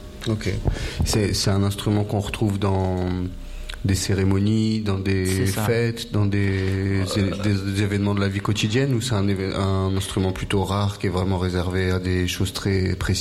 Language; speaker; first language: French; native; French